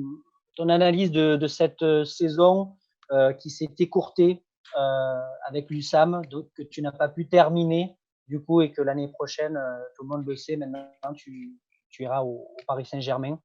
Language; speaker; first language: French; native; French